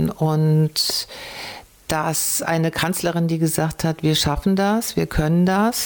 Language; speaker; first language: German; native; German